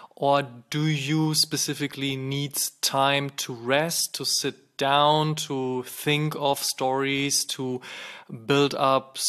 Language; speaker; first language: English; non-native, fluent; German